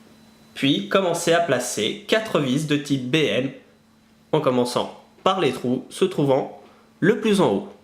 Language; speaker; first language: French; native; French